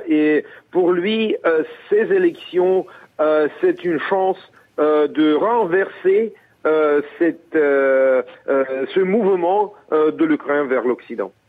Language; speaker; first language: French; non-native, fluent; Russian